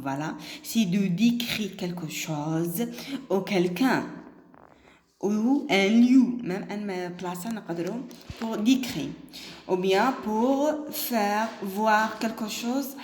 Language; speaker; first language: French; non-native, local second language; Arabic